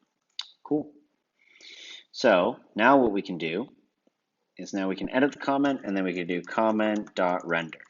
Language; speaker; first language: English; native; English